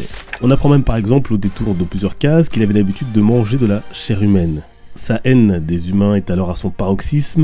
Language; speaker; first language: French; native; French